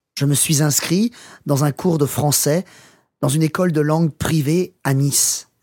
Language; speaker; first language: French; non-native, learner; English